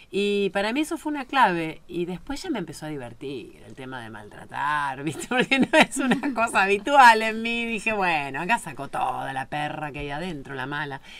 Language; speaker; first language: Spanish; native; Spanish